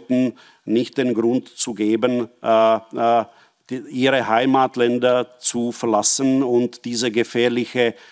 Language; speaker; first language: German; non-native, fluent; Czech